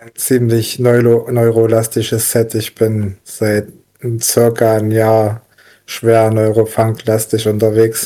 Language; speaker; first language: German; native; German